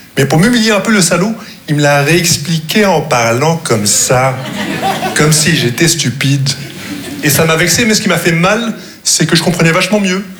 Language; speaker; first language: French; non-native, local second language; Arabic